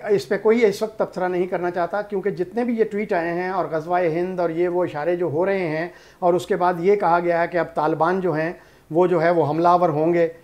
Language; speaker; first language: Urdu; non-native, local second language; Punjabi